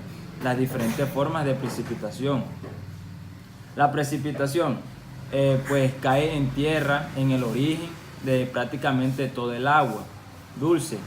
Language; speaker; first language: Spanish; native; Spanish